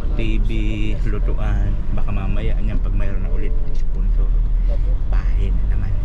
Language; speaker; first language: Filipino; non-native, local second language; Cebuano